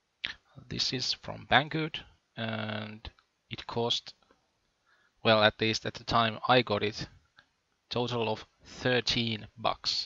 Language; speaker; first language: English; non-native, fluent; Finnish